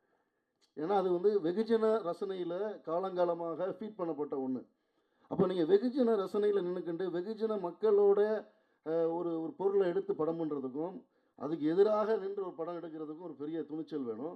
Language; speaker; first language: Tamil; native; Tamil